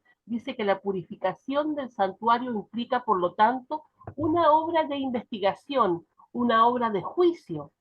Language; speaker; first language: Spanish; native; Spanish